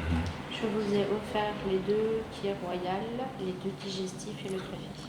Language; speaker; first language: French; native; French